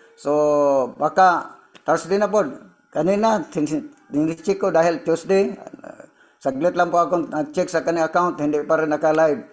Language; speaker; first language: Filipino; non-native, local second language; Cebuano